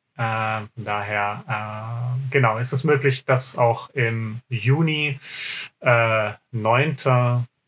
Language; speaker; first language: German; early bilingual, other home language; Serbian